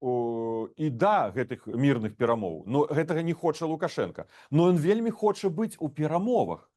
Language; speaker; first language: Belarusian; non-native, local second language; Russian